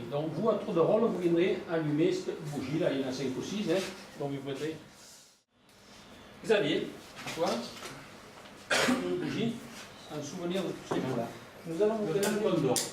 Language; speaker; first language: French; native; French